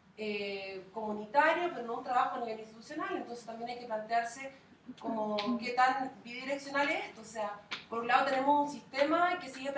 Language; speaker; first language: Spanish; native; Spanish